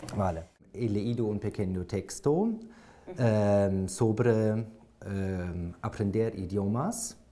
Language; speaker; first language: Spanish; non-native, learner; German